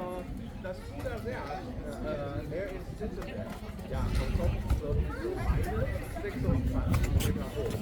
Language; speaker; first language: German; non-native, learner; Chinese